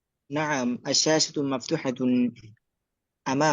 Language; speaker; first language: Arabic; non-native, learner; Bangla